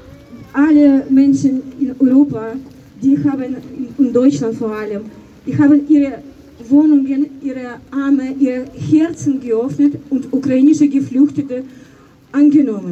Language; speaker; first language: German; non-native, fluent; Ukrainian